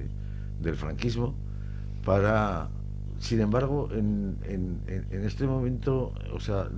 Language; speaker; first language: Spanish; native; Spanish